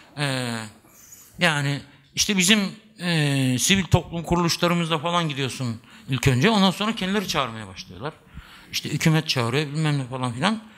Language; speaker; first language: Turkish; native; Turkish